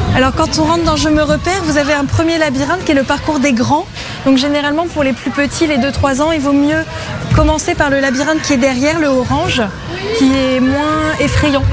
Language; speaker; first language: French; native; French